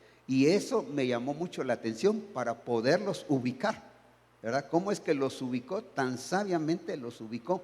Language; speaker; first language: Spanish; native; Spanish